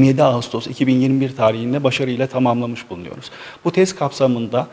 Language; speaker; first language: Turkish; native; Turkish